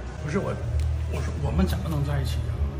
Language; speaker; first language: Chinese; native; Chinese